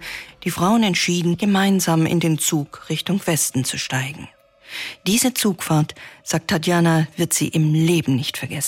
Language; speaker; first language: German; native; German